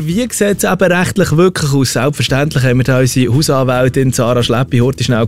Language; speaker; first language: German; native; German